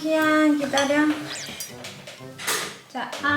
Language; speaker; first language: Korean; native; Korean